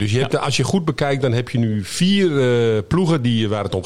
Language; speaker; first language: Dutch; native; Dutch